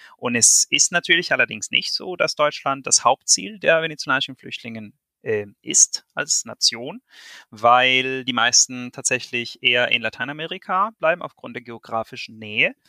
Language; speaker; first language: German; non-native, fluent; Spanish